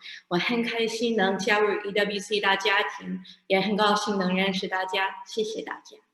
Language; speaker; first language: Chinese; non-native, fluent; English